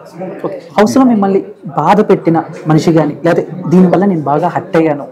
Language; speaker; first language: Telugu; native; Telugu